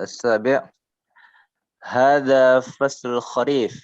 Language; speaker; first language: Arabic; non-native, learner; Indonesian